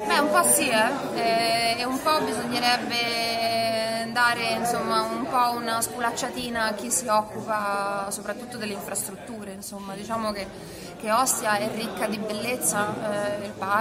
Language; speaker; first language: Italian; native; Italian